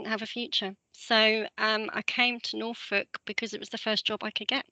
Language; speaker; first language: English; native; English